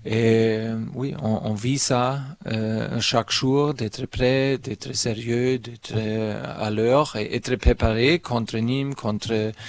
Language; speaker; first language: French; non-native, learner; German